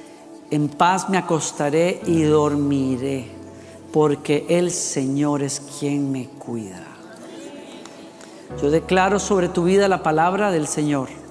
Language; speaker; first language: Spanish; native; Spanish